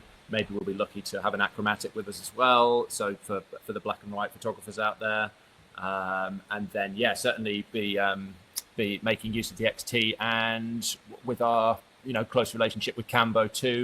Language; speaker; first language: English; native; English